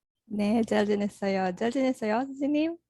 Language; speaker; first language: Korean; non-native, learner; Filipino